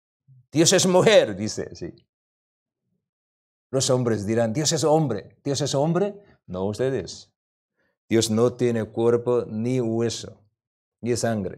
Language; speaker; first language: Spanish; non-native, learner; Korean